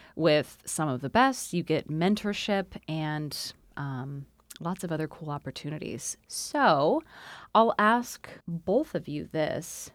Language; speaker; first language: English; native; English